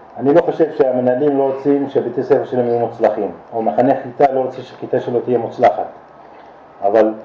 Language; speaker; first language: Hebrew; non-native, local second language; Arabic